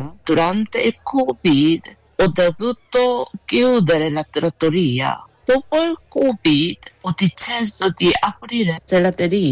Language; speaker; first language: Italian; non-native, learner; Korean